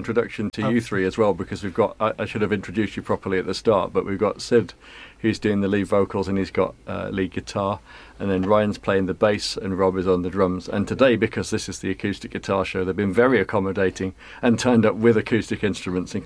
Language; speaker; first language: English; native; English